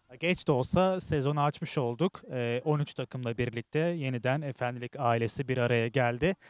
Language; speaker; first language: Turkish; native; Turkish